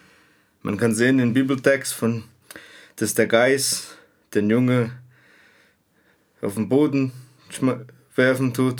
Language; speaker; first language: German; non-native, fluent; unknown